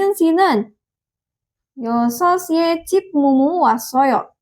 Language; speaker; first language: Korean; non-native, learner; Indonesian